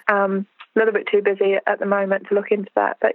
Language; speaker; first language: English; native; English